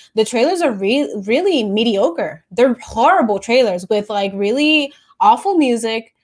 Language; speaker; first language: English; non-native, local second language; Spanish